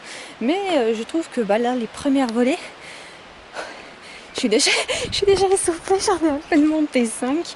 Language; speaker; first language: French; native; French